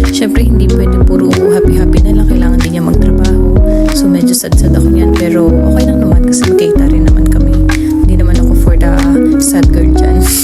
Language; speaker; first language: Filipino; native; Filipino